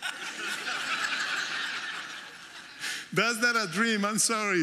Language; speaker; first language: English; non-native, fluent; Spanish